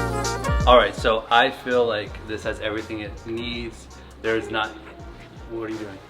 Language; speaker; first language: English; native; English